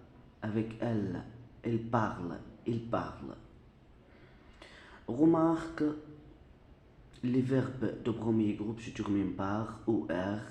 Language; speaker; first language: French; non-native, fluent; Arabic